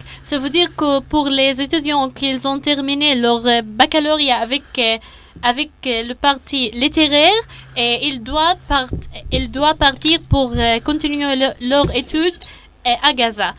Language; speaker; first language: French; non-native, learner; Arabic